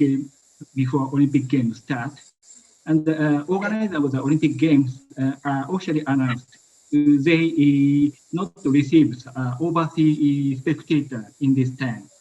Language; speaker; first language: English; non-native, learner; Japanese